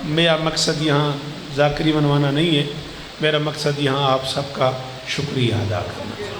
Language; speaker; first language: Urdu; non-native, local second language; Punjabi